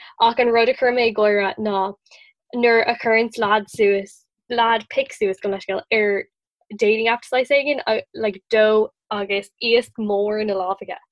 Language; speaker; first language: Irish; non-native, local second language; English